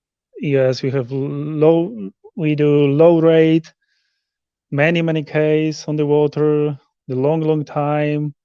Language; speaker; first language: English; non-native, learner; Polish